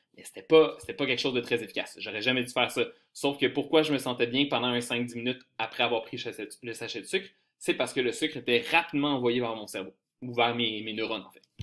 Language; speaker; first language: French; native; French